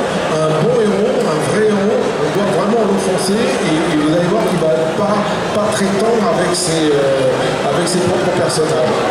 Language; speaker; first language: French; native; French